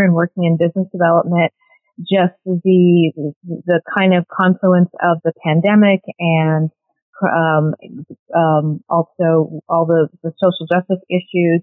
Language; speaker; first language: English; native; English